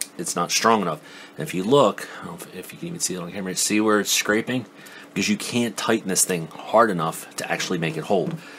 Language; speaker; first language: English; native; English